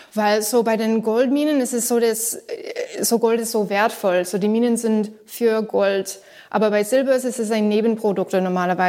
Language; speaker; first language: German; non-native, learner; English